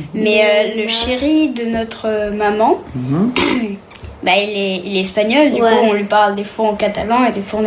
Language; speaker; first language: French; early bilingual, heritage; French